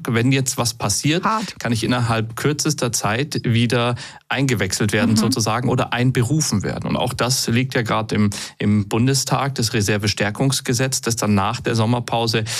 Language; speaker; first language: German; native; German